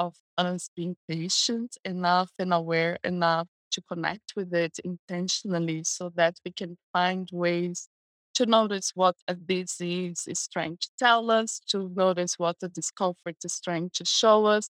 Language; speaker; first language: English; non-native, fluent; Portuguese